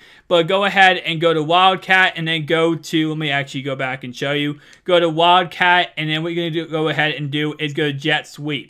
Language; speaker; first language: English; native; English